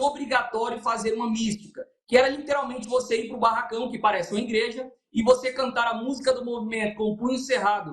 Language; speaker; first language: Portuguese; native; Portuguese